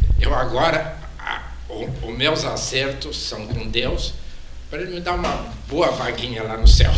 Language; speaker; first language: Portuguese; native; Portuguese